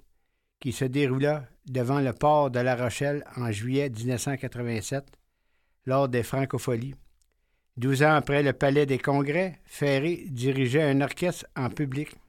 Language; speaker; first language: French; native; French